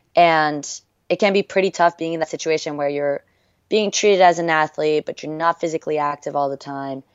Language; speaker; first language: English; early bilingual, other home language; French